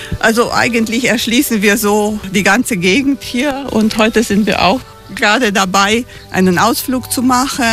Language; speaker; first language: German; native; German